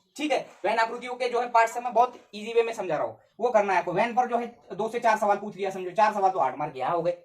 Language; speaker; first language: Hindi; native; Hindi